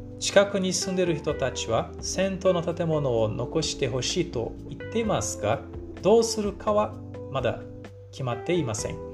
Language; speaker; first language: Japanese; non-native, fluent; Portuguese